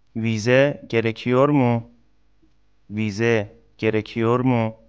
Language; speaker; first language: Turkish; non-native, fluent; Persian